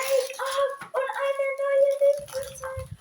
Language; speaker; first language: German; early bilingual, other home language; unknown